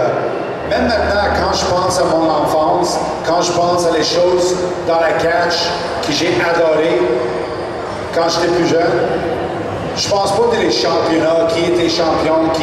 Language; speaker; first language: French; non-native, local second language; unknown